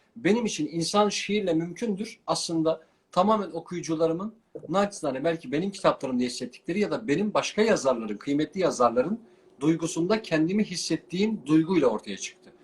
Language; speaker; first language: Turkish; non-native, local second language; Kurdish